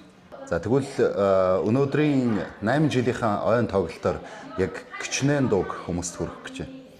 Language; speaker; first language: Mongolian; native; Mongolian